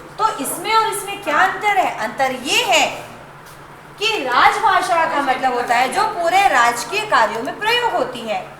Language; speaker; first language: Hindi; native; Hindi